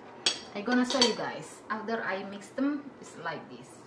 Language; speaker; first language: English; non-native, learner; Indonesian